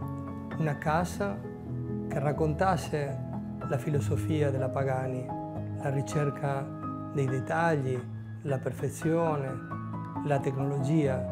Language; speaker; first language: Italian; non-native, local second language; Spanish